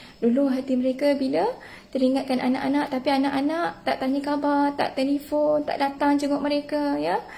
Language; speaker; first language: Malay; native; Malay